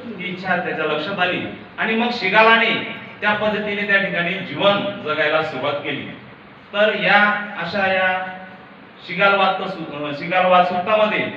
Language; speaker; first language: Marathi; native; Marathi